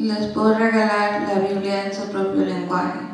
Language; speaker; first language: Spanish; non-native, learner; English